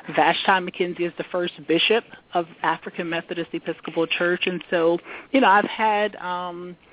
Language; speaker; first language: English; native; English